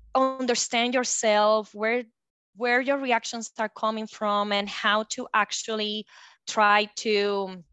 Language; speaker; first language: English; non-native, fluent; Spanish